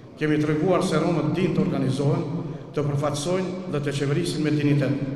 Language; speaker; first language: Albanian; non-native, local second language; Romany